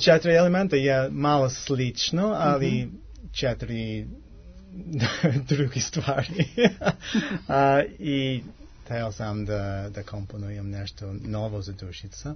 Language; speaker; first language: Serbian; non-native, learner; English